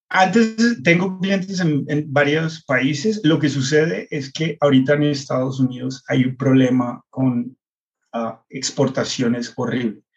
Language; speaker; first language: Spanish; early bilingual, heritage; Spanish